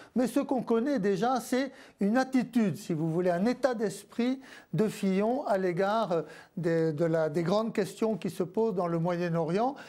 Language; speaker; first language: French; native; French